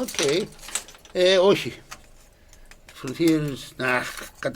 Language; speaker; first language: English; non-native, learner; Greek